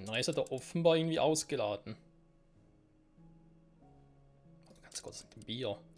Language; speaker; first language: German; native; German